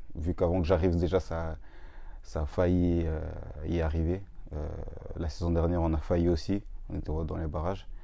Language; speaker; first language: French; native; French